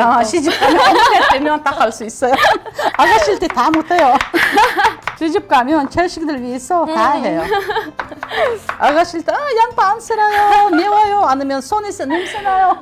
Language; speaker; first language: Korean; non-native, learner; Russian